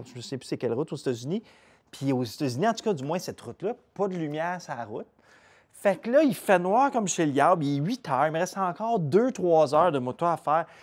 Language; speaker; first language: French; native; French